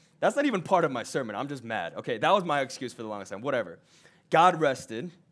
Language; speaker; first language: English; early bilingual, other home language; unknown